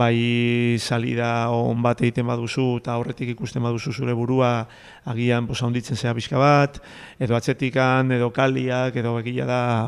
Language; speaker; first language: Basque; native; Basque